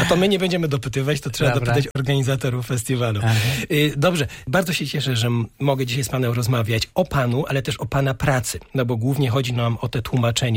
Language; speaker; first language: Polish; native; Polish